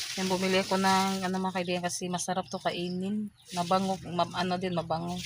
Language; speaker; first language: Filipino; non-native, local second language; Cebuano